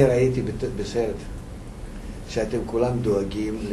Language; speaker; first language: Hebrew; non-native, fluent; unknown